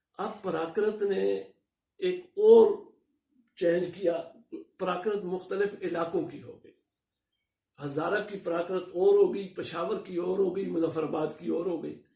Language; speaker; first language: Urdu; non-native, local second language; Northern Hindko